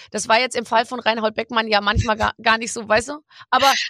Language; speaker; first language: German; native; German